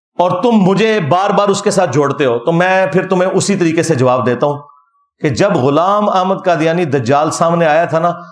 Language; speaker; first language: Urdu; non-native, local second language; Punjabi